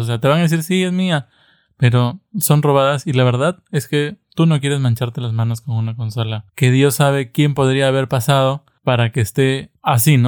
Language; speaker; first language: Spanish; native; Spanish